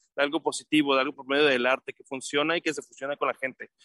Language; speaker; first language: Spanish; native; Spanish